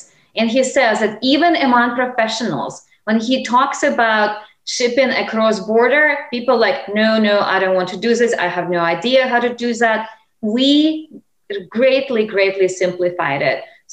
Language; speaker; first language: English; non-native, fluent; Russian